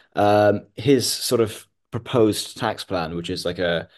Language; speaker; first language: English; non-native, local second language; Hindi